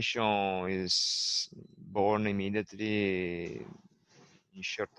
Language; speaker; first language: English; non-native, learner; Italian